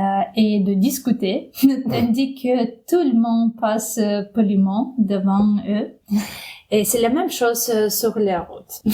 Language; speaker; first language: French; non-native, fluent; Ukrainian